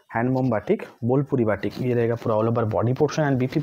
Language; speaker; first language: Hindi; non-native, local second language; Bangla